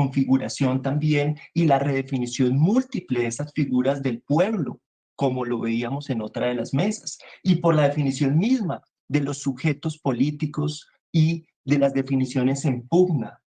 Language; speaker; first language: Spanish; native; Spanish